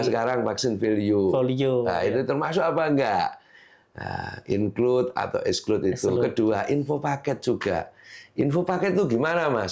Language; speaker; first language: Indonesian; non-native, local second language; Javanese